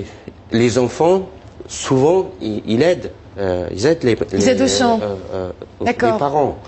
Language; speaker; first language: French; non-native, fluent; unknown